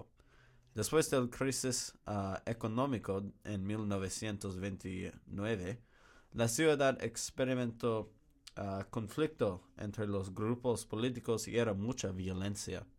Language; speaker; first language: Spanish; non-native, learner; English